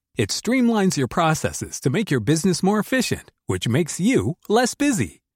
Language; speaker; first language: French; native; French